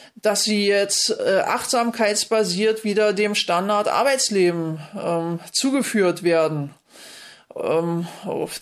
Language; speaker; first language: German; native; German